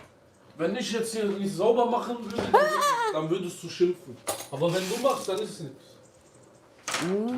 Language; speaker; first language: German; early bilingual, other home language; Kurdish